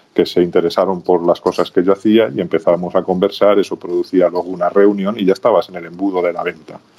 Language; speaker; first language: Spanish; native; Spanish